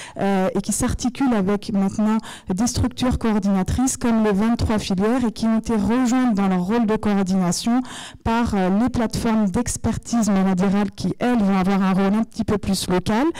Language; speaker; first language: French; native; French